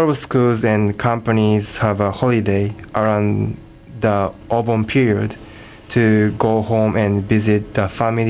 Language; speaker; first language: English; non-native, learner; Japanese